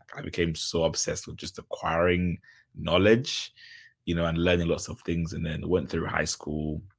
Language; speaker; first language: English; early bilingual, other home language; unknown